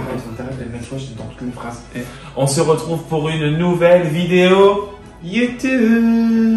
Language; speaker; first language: French; native; French